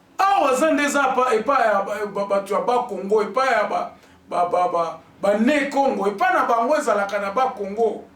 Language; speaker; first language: Lingala; non-native, local second language; Nande